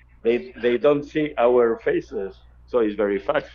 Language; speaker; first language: English; non-native, fluent; Spanish